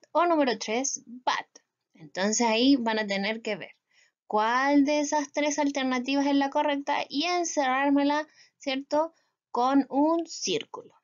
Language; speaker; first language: Spanish; native; Spanish